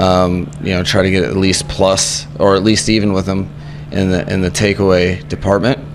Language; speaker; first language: English; native; English